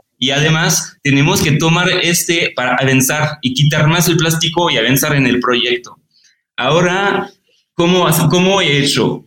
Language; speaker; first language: Spanish; non-native, fluent; French